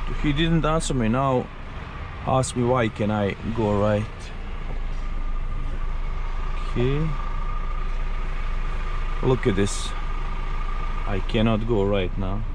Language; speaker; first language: English; non-native, learner; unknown